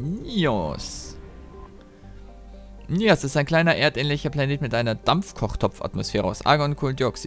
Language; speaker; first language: German; native; German